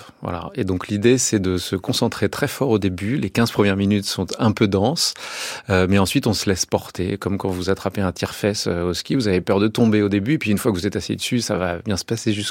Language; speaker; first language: French; native; French